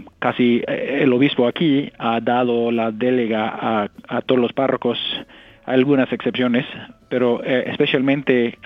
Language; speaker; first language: Spanish; non-native, fluent; English